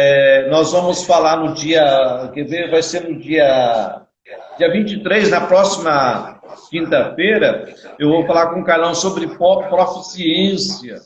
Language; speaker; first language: Portuguese; native; Portuguese